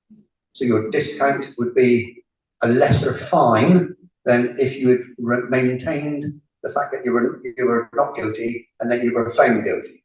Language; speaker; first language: English; native; English